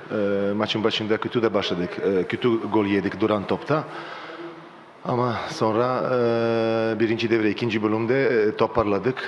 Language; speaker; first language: Turkish; non-native, learner; Croatian